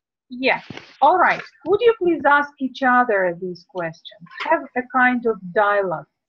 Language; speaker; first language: English; non-native, fluent; Russian